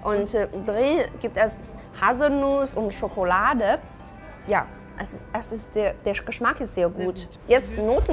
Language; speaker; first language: German; non-native, fluent; Chinese